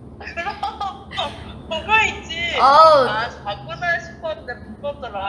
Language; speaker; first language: Korean; non-native, fluent; Chinese